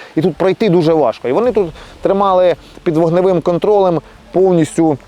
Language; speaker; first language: Ukrainian; native; Ukrainian